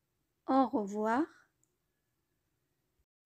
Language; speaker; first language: French; non-native, learner; Bangla